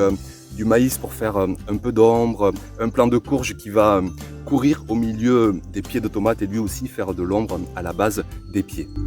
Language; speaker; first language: French; native; French